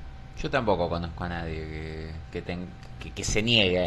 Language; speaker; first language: Spanish; native; Spanish